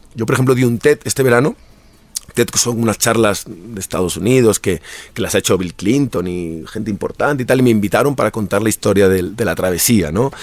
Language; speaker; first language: Spanish; native; Spanish